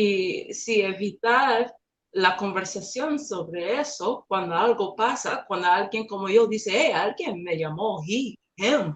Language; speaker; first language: Spanish; non-native, learner; English